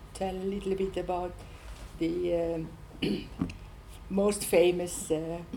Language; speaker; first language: English; non-native, learner; Swiss German